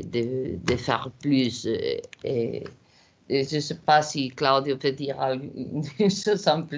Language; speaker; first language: French; non-native, learner; Portuguese